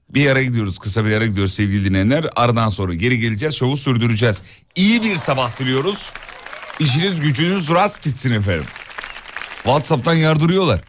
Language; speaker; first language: Turkish; native; Turkish